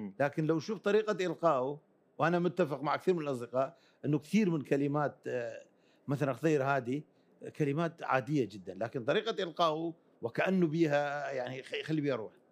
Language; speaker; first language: Arabic; early bilingual, other home language; Kurdish